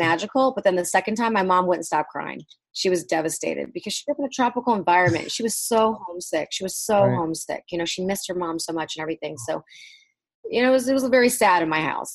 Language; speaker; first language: English; early bilingual, other home language; Vietnamese